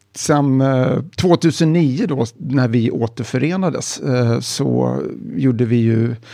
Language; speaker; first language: Swedish; early bilingual, other home language; Italian